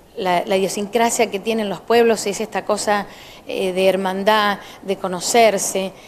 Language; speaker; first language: Spanish; native; Spanish